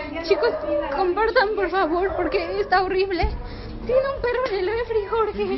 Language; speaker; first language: Spanish; native; Spanish